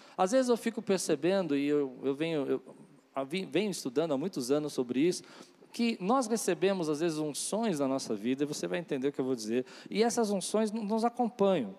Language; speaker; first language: Portuguese; native; Portuguese